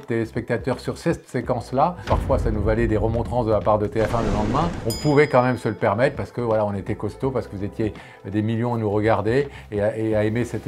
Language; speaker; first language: French; native; French